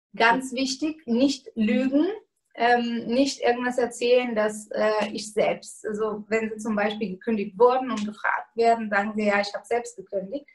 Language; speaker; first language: German; non-native, fluent; Bulgarian